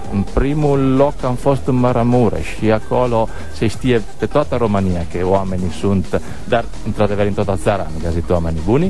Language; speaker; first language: Romanian; non-native, fluent; Italian